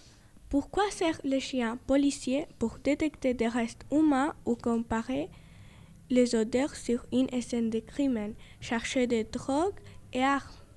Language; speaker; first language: French; non-native, learner; Spanish